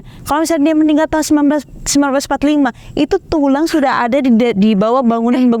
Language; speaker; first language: Indonesian; native; Indonesian